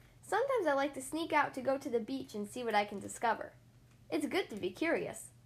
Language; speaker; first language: English; native; English